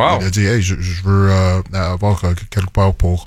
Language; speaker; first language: French; non-native, local second language; English